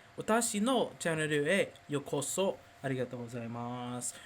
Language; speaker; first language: Japanese; non-native, learner; English